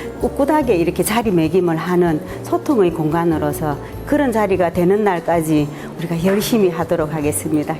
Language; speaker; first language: Korean; native; Korean